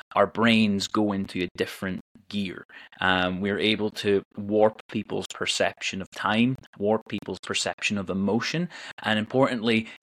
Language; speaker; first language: English; native; English